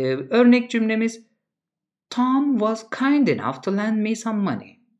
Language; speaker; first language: English; non-native, fluent; Turkish